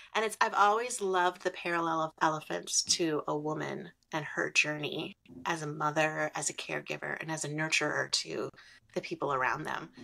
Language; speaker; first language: English; native; English